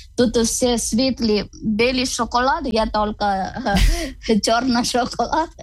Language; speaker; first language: Ukrainian; non-native, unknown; Malayalam